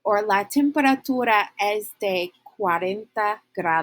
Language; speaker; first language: Spanish; non-native, fluent; English